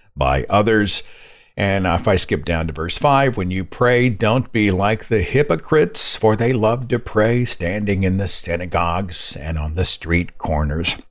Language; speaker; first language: English; native; English